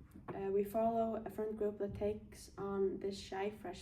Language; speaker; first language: English; non-native, learner; Icelandic